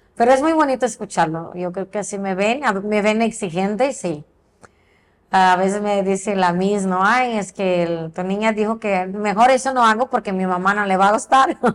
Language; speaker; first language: Spanish; non-native, fluent; Portuguese